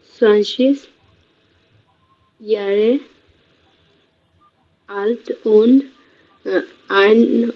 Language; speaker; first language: German; non-native, learner; Bangla